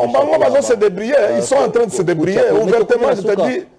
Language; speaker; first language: French; non-native, local second language; Lingala